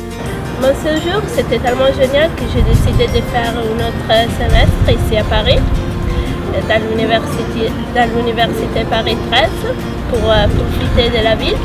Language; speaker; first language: French; non-native, learner; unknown